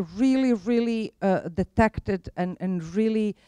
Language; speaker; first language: English; non-native, fluent; Croatian